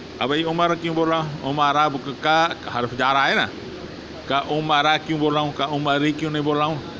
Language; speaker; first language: Urdu; non-native, local second language; Sindhi